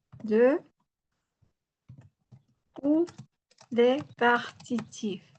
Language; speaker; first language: French; non-native, learner; Spanish